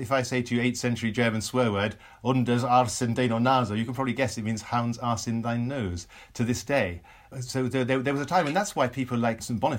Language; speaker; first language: English; native; English